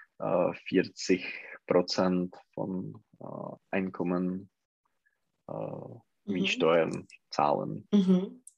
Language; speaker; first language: German; non-native, learner; Czech